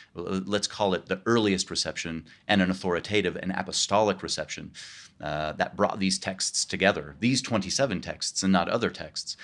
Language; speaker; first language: English; native; English